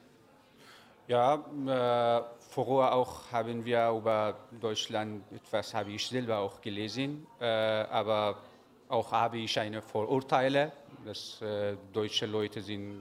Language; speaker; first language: German; non-native, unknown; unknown